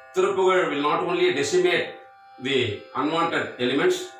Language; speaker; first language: English; non-native, local second language; Tamil